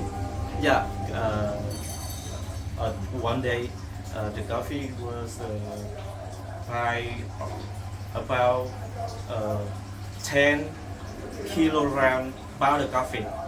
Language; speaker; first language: English; non-native, learner; Vietnamese